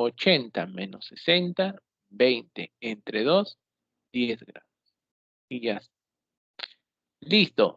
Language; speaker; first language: Spanish; native; Spanish